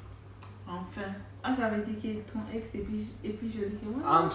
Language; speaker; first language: French; non-native, learner; Haitian Creole